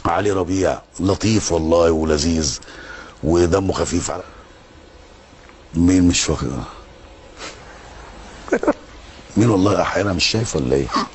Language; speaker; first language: Arabic; native; Arabic